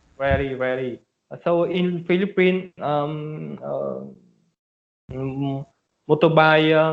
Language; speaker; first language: English; non-native, learner; Vietnamese